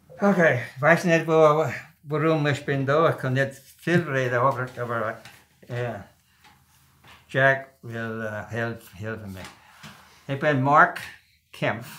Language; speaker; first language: German; early bilingual, heritage; German